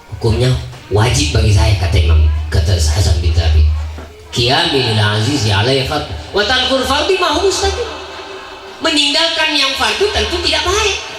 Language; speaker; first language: Indonesian; non-native, local second language; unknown